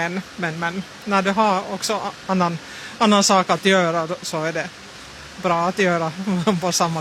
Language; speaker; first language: Swedish; non-native, learner; Finnish